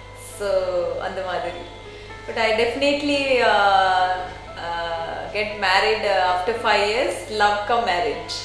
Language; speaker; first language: Tamil; non-native, learner; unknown